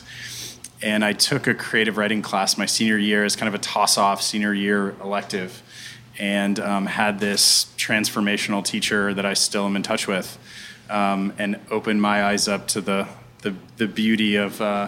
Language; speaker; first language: English; native; English